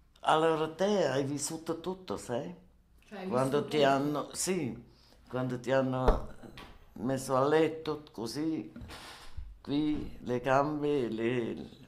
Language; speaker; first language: Italian; non-native, learner; German